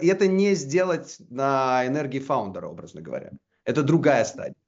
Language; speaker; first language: Russian; native; Russian